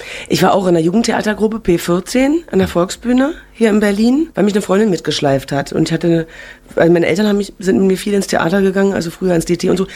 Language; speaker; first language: German; native; German